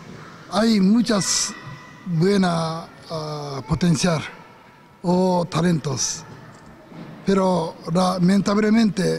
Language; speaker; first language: Spanish; non-native, learner; Japanese